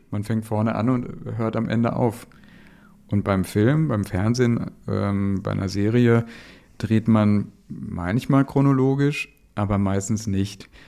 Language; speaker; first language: German; native; German